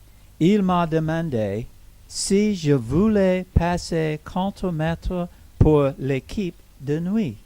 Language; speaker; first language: French; non-native, learner; English